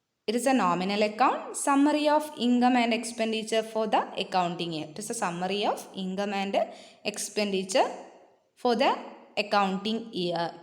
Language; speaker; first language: English; non-native, local second language; Malayalam